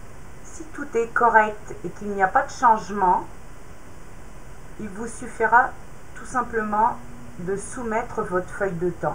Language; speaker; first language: French; native; French